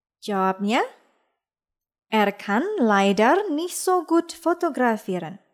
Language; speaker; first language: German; non-native, fluent; Indonesian